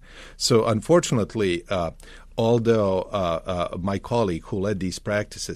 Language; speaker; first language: English; non-native, fluent; Serbian